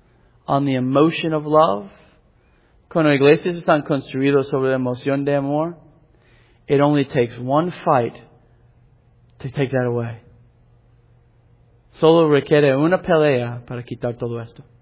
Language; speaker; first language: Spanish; non-native, learner; English